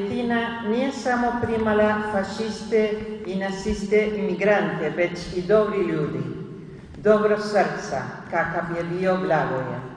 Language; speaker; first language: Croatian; early bilingual, heritage; Spanish